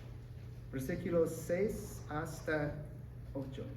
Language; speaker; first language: Spanish; non-native, learner; English